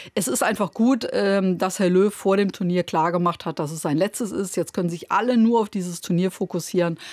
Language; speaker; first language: German; native; German